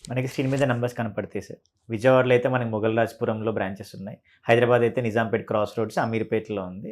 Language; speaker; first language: Telugu; native; Telugu